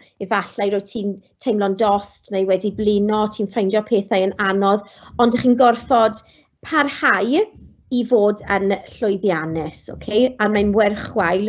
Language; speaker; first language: Welsh; non-native, local second language; English